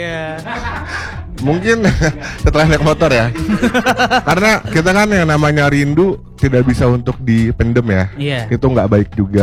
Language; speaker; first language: Indonesian; native; Indonesian